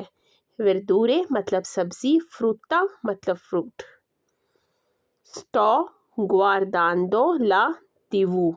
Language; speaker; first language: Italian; non-native, learner; Urdu